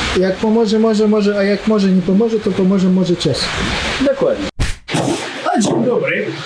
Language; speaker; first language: Polish; non-native, learner; Russian